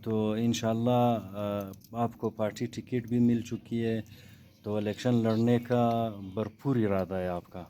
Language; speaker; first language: Urdu; non-native, local second language; Hazaragi